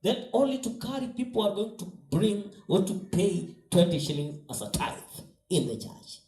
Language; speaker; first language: English; non-native, local second language; Swahili